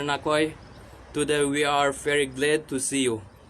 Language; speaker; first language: English; non-native, learner; Indonesian